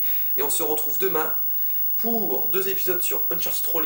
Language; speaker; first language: French; native; French